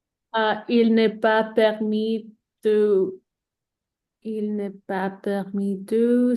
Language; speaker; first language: French; non-native, learner; English